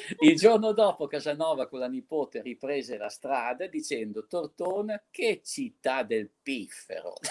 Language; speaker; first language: Italian; native; Italian